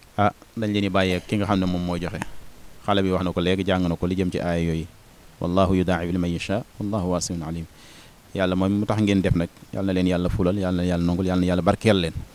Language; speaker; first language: Wolof; native; Wolof